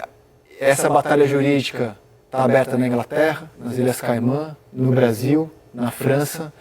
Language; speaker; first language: Portuguese; native; Portuguese